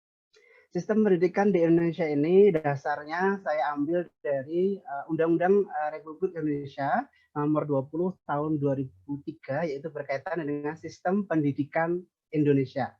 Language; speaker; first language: Indonesian; native; Indonesian